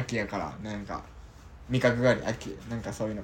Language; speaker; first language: Japanese; native; Japanese